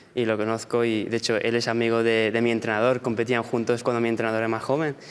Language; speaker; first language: Spanish; early bilingual, heritage; Spanish